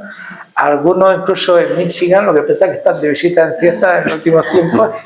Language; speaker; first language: Spanish; native; Spanish